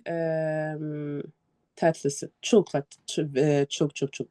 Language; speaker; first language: Turkish; non-native, learner; French